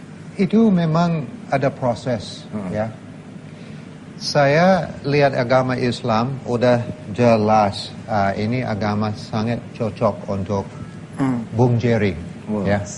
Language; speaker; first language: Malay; non-native, fluent; English